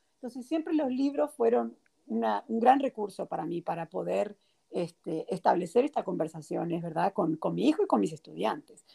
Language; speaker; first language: Spanish; native; Spanish